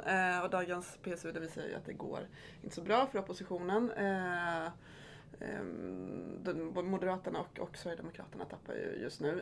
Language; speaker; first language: Swedish; native; Swedish